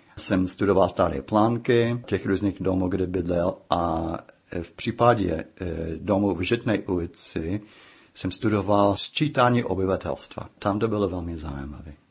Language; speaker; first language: Czech; non-native, fluent; English